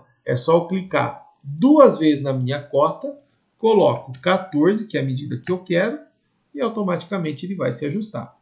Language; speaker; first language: Portuguese; native; Portuguese